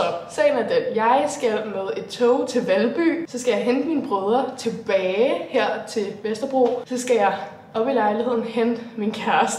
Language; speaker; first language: Danish; native; Danish